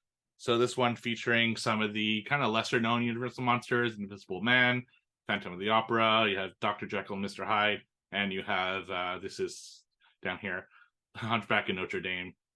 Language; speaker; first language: English; native; English